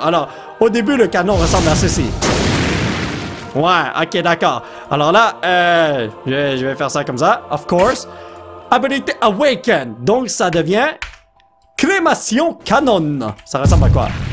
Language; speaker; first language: French; native; French